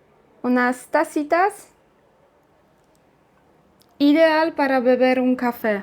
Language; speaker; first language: Spanish; non-native, learner; Polish